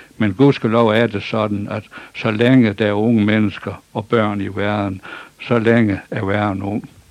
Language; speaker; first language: Danish; native; Danish